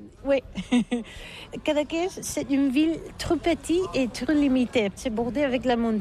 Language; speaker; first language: French; non-native, learner; Catalan